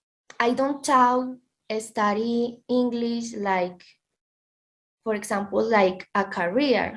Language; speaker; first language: English; non-native, learner; Spanish